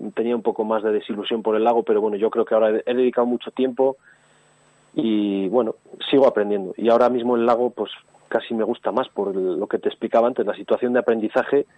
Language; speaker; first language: Spanish; native; Spanish